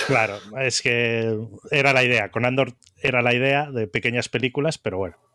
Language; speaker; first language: Spanish; native; Spanish